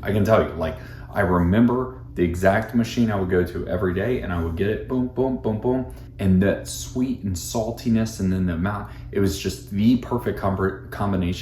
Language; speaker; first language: English; native; English